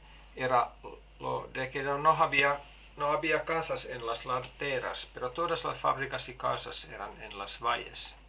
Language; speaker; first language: Spanish; non-native, fluent; Finnish